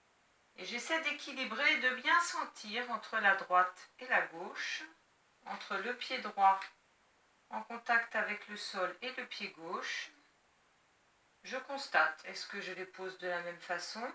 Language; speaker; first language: French; native; French